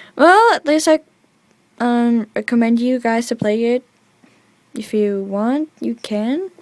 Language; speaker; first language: English; non-native, fluent; Estonian